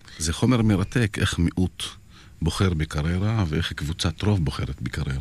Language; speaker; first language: Hebrew; non-native, local second language; Arabic